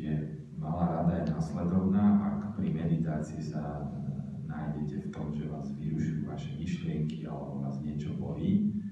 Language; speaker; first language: Slovak; native; Slovak